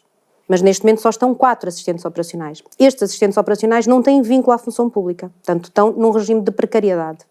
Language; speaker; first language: Portuguese; native; Portuguese